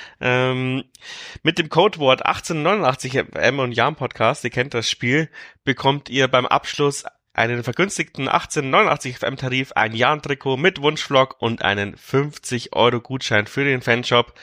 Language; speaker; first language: German; native; German